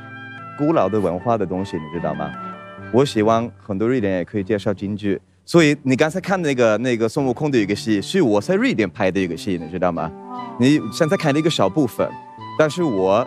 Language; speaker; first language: Chinese; non-native, fluent; Swedish